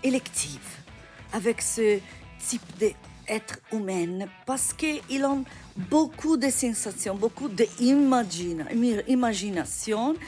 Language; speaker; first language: French; non-native, learner; Italian